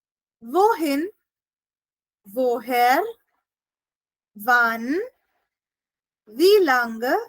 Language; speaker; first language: German; non-native, fluent; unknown